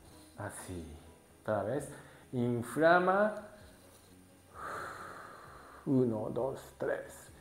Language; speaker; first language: Spanish; non-native, learner; Japanese